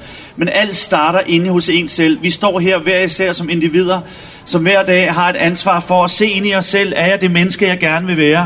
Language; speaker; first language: Danish; native; Danish